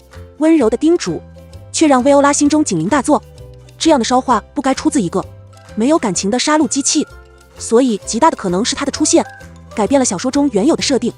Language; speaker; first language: Chinese; native; Chinese